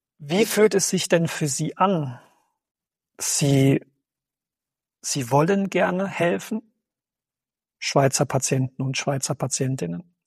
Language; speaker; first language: German; native; German